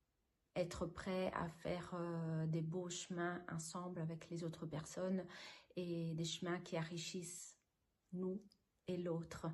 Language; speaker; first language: French; non-native, fluent; Italian